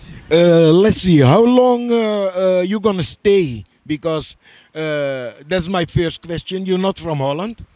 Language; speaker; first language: English; non-native, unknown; Dutch